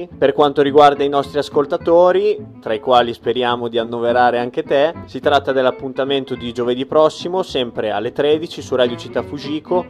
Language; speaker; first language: Italian; native; Italian